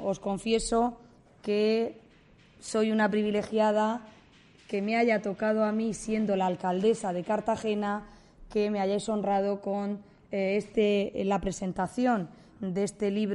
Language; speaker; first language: Spanish; native; Spanish